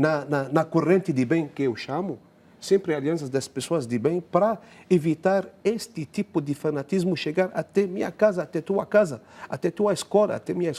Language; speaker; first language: Portuguese; non-native, fluent; Arabic